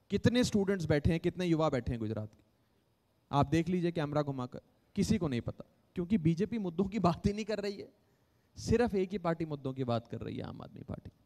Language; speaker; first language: Hindi; native; Hindi